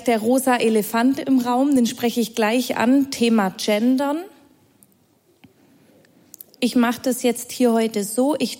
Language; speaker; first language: German; native; German